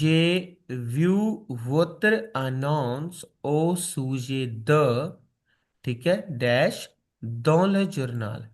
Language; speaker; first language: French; non-native, fluent; Hindi